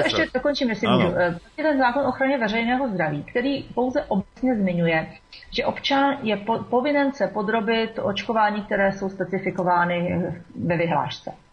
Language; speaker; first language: Czech; native; Czech